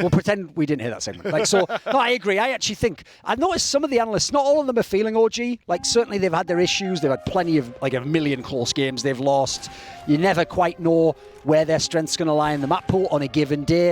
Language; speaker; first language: English; native; English